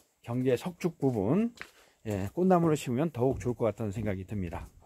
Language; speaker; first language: Korean; native; Korean